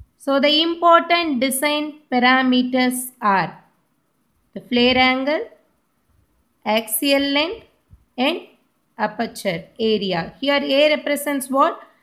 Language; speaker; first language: English; non-native, local second language; Tamil